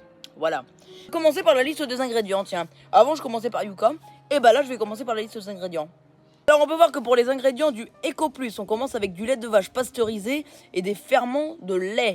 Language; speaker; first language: French; native; French